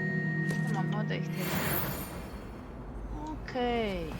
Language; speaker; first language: Turkish; non-native, learner; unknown